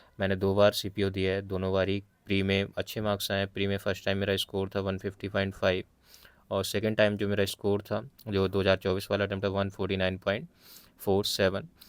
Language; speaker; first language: Hindi; native; Hindi